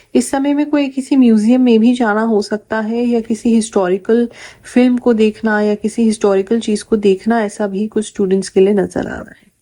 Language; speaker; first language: Hindi; native; Hindi